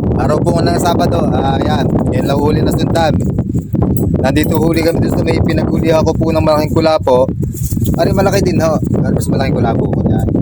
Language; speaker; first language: Filipino; native; Filipino